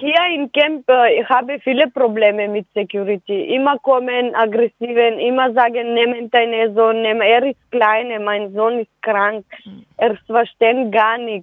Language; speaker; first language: German; non-native, learner; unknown